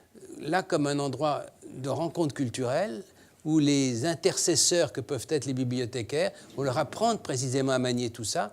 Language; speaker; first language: French; native; French